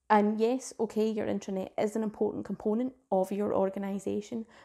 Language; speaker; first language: English; native; English